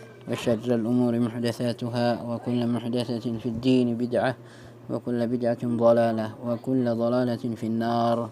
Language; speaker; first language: Arabic; non-native, fluent; Tausug